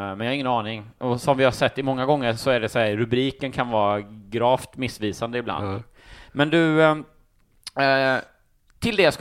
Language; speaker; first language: Swedish; native; Swedish